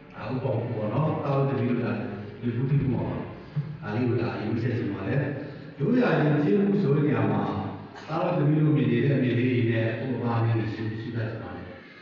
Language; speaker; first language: Burmese; non-native, local second language; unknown